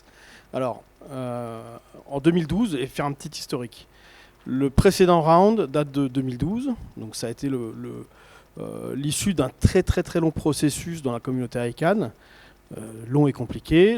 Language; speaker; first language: French; native; French